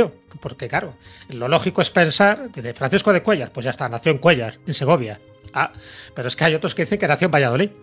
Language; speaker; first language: Spanish; native; Spanish